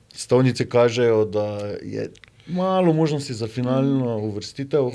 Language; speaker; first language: Slovenian; native; Slovenian